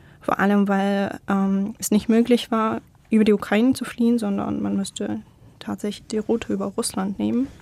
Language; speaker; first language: German; non-native, fluent; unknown